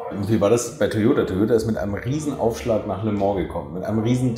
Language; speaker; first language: German; native; German